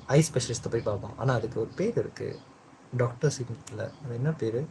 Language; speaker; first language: Tamil; early bilingual, heritage; Tamil